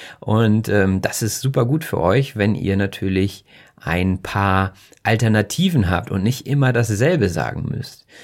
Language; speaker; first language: German; native; German